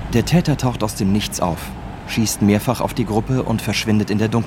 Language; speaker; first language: German; native; German